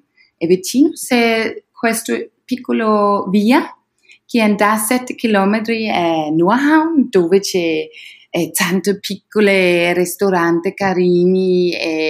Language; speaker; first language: Italian; non-native, learner; Danish